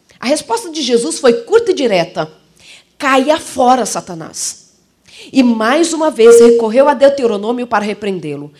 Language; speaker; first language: Portuguese; native; Portuguese